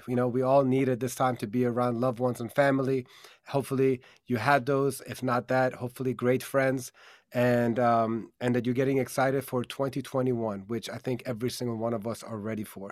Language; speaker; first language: English; native; English